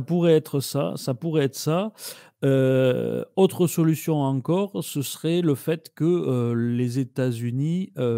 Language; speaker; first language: French; native; French